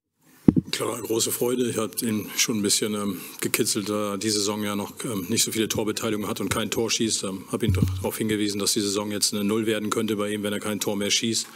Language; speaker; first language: German; native; German